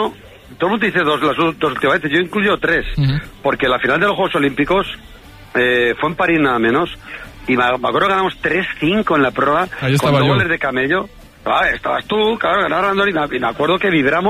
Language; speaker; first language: Spanish; native; Spanish